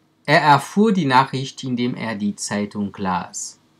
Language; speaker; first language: German; non-native, fluent; French